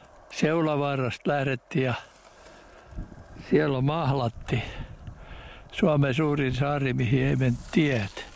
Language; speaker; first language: Finnish; native; Finnish